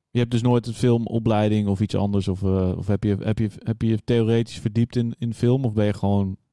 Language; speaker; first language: Dutch; native; Dutch